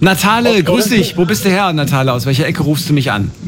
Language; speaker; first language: German; native; German